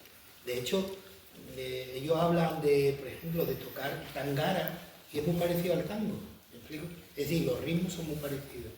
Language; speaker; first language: Spanish; native; Spanish